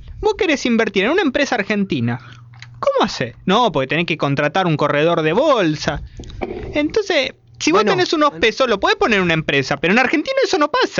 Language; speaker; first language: Spanish; native; Spanish